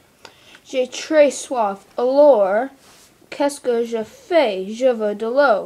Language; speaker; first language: French; non-native, learner; English